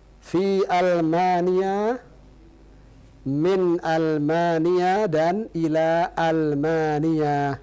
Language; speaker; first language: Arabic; non-native, fluent; Indonesian